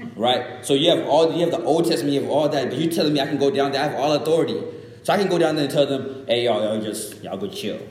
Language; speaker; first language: English; early bilingual, other home language; Shona